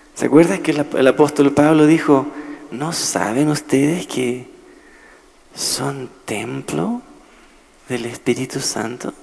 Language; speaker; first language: Spanish; native; Spanish